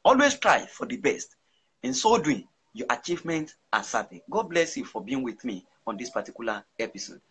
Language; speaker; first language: English; non-native, local second language; Yoruba